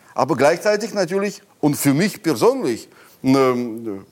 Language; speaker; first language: German; non-native, fluent; Russian